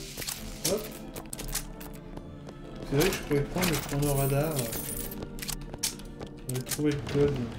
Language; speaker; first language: French; native; French